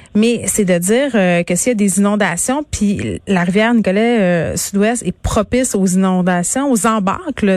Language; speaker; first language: French; native; French